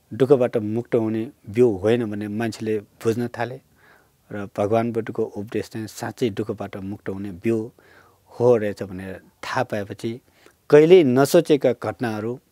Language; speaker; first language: Nepali; non-native, local second language; Newari